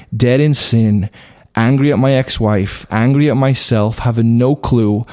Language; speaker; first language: English; native; English